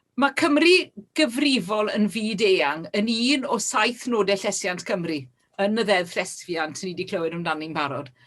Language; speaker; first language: Welsh; native; Welsh